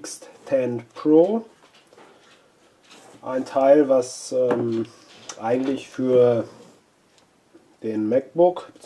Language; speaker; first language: German; native; German